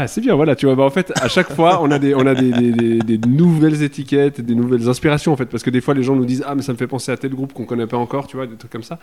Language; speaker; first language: French; native; French